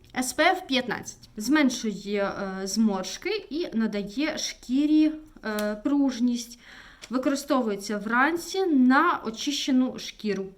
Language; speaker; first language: Ukrainian; non-native, local second language; Russian